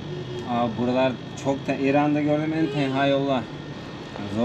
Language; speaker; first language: Turkish; native; Turkish